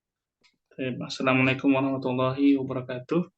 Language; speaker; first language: Indonesian; native; Indonesian